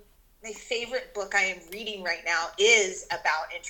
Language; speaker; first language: English; native; English